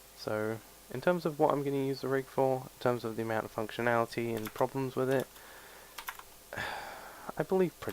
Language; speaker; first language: English; native; English